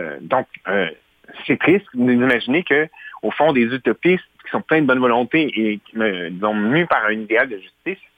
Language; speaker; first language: French; native; French